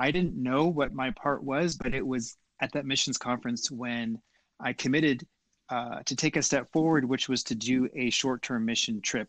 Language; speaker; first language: English; native; English